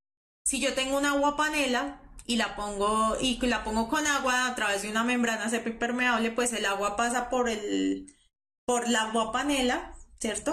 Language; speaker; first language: Spanish; native; Spanish